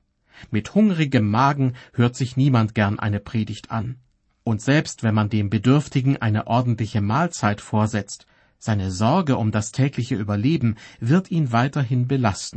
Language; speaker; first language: German; native; German